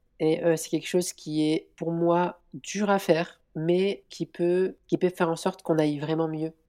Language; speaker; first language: French; native; French